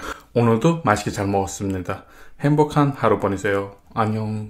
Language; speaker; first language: Korean; non-native, fluent; Dutch